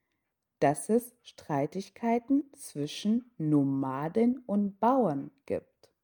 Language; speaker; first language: German; non-native, fluent; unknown